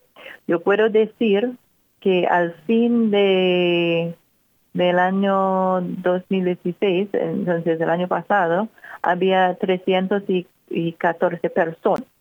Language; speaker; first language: Spanish; non-native, fluent; English